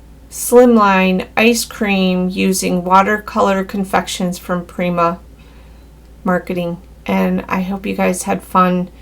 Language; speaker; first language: English; native; English